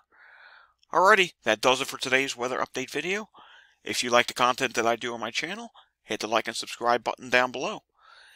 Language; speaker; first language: English; native; English